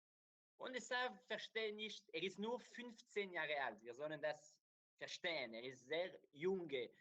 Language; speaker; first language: German; non-native, learner; Hebrew